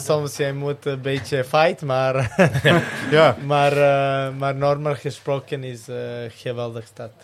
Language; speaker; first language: Dutch; non-native, learner; Serbian